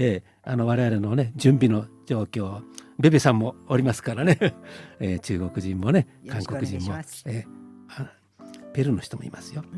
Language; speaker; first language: Japanese; native; Japanese